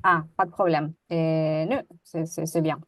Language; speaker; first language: French; non-native, fluent; Spanish